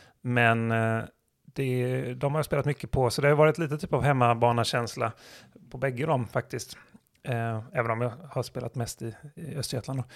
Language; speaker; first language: Swedish; native; Swedish